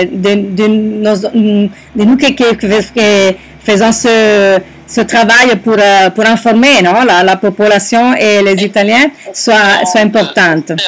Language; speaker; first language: French; non-native, learner; Italian